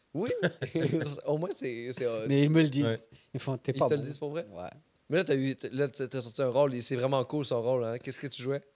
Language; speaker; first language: French; native; French